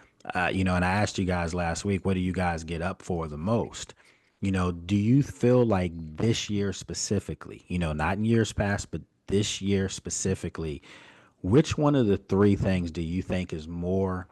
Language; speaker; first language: English; native; English